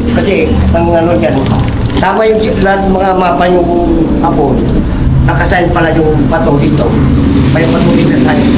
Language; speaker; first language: Filipino; non-native, local second language; Iloko